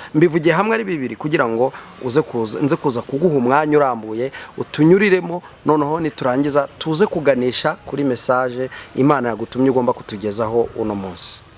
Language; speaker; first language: Kinyarwanda; native; Kinyarwanda